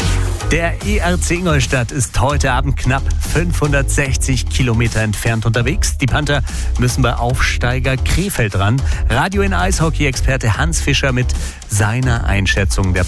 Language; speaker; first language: German; native; German